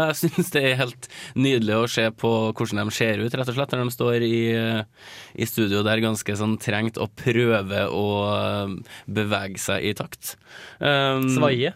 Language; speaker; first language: Norwegian; native; Norwegian